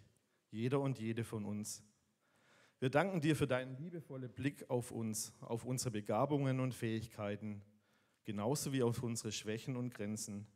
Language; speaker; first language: German; native; German